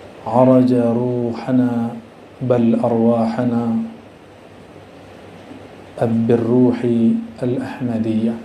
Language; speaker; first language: Arabic; non-native, fluent; Indonesian